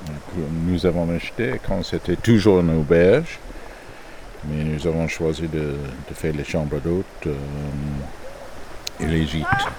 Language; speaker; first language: French; non-native, learner; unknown